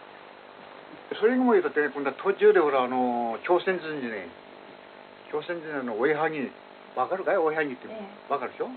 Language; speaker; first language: Japanese; native; Japanese